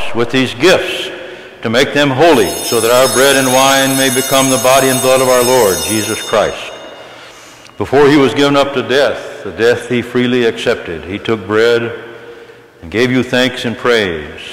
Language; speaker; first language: English; native; English